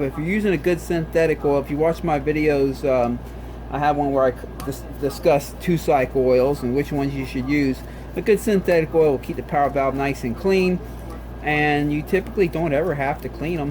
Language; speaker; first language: English; native; English